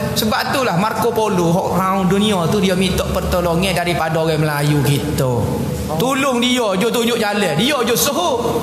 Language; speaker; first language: Malay; native; Malay